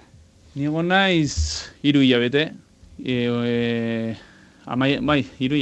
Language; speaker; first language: Basque; non-native, local second language; Spanish